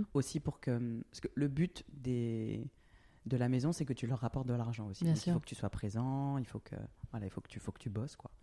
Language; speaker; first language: French; native; French